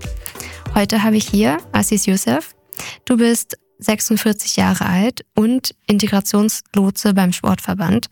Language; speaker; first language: German; native; German